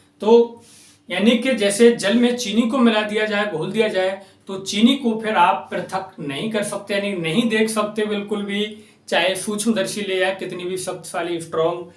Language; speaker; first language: Hindi; native; Hindi